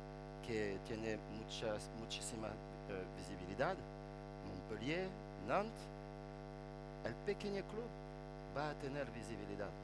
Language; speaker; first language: Spanish; non-native, fluent; French